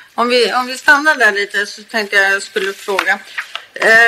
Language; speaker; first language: Swedish; non-native, fluent; Persian